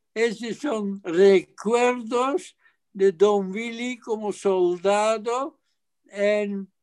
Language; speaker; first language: Spanish; non-native, fluent; Dutch